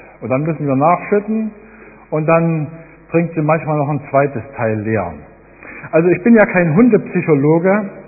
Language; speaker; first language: German; native; German